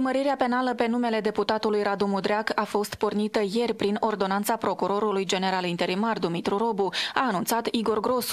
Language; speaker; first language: Romanian; native; Romanian